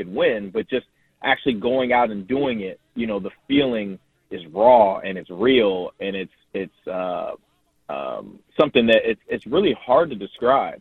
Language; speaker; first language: English; native; English